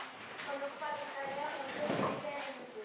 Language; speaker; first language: French; non-native, learner; Ukrainian